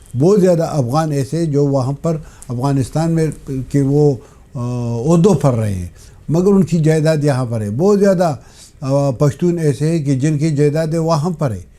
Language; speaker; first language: Urdu; non-native, local second language; Pashto